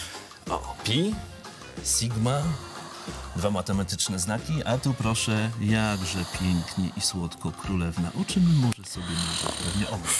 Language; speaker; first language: Polish; native; Polish